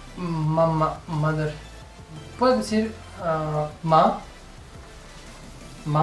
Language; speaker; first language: Spanish; non-native, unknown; Urdu